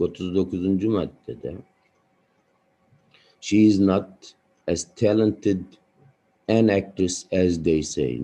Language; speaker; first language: English; non-native, fluent; Turkish